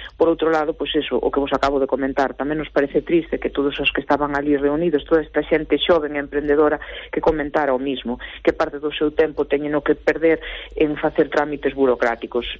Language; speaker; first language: Galician; native; Galician